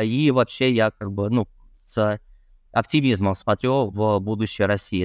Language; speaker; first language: Russian; native; Russian